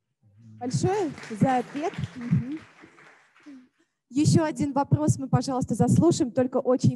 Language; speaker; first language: Russian; native; Russian